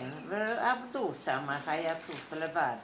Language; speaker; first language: Hebrew; non-native, learner; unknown